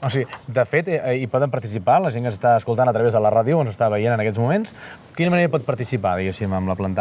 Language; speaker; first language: Catalan; native; Catalan